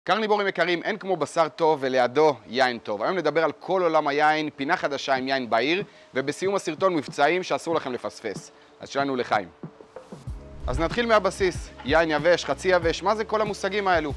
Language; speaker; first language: Hebrew; native; Hebrew